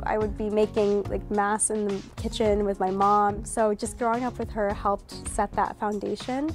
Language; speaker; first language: English; native; English